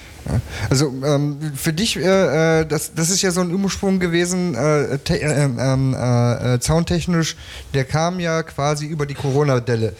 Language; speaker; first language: German; native; German